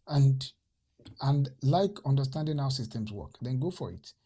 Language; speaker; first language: English; non-native, local second language; Yoruba